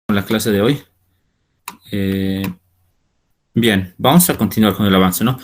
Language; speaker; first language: Spanish; native; Spanish